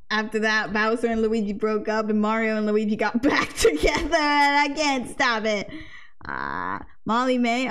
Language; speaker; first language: English; native; English